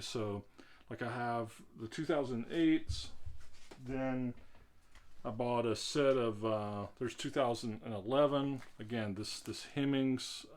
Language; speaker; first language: English; native; English